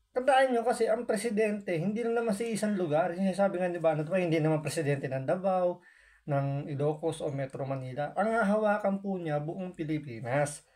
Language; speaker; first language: Filipino; native; Filipino